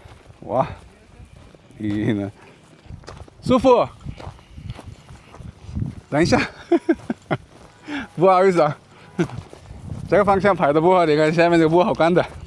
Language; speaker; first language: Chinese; non-native, learner; Kannada